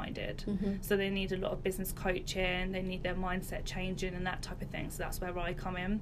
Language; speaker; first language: English; native; English